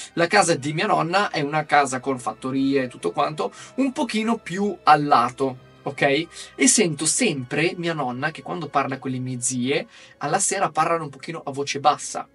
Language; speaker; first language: Italian; early bilingual, other home language; Arabic